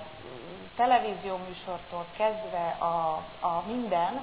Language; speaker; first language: Hungarian; native; Hungarian